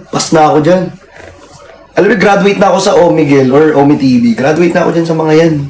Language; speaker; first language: Filipino; native; Filipino